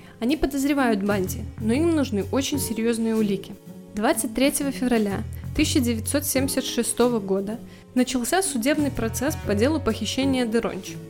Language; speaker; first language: Russian; native; Russian